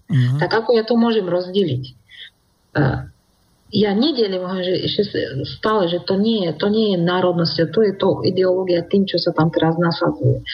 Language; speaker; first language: Slovak; non-native, fluent; Russian